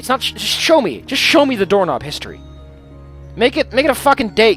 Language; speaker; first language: English; non-native, fluent; Dutch